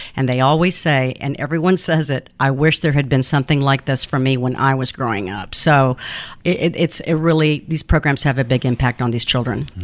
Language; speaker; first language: English; early bilingual, other home language; Spanish